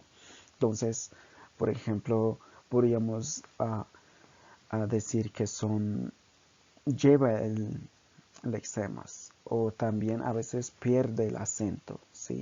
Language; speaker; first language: Spanish; non-native, local second language; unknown